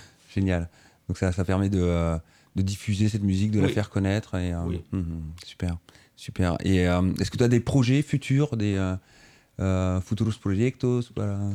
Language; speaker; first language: French; native; French